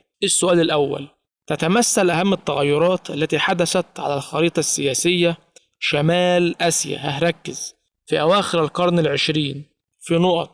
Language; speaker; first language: Arabic; native; Arabic